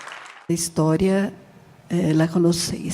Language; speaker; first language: Spanish; non-native, learner; Portuguese